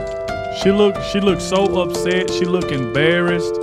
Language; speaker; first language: English; native; English